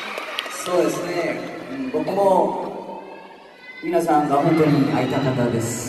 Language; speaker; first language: Japanese; non-native, learner; Korean